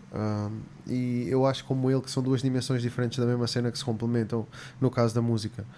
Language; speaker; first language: Portuguese; native; Portuguese